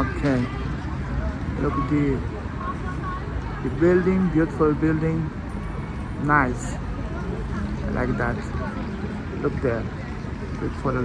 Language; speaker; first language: English; non-native, learner; Portuguese